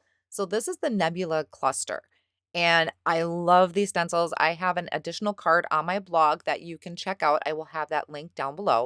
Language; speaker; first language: English; native; English